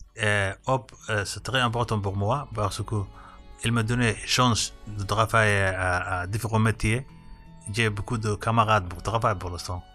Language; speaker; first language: French; non-native, fluent; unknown